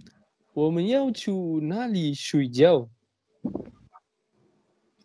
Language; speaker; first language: Chinese; non-native, learner; Malay